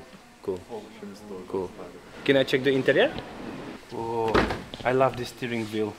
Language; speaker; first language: English; non-native, learner; Czech